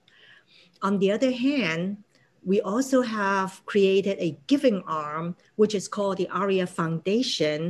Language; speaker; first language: English; non-native, local second language; Cantonese